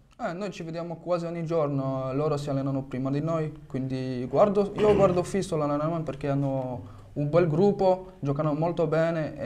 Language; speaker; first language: Italian; non-native, fluent; French